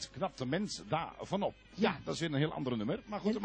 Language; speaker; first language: Dutch; native; Dutch